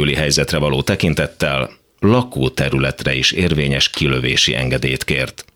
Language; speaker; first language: Hungarian; native; Hungarian